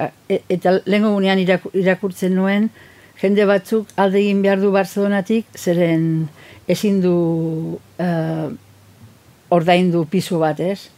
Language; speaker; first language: Basque; non-native, fluent; Catalan